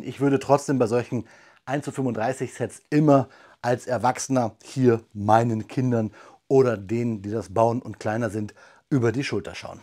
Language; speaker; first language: German; native; German